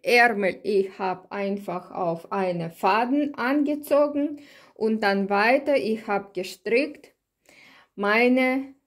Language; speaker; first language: German; non-native, learner; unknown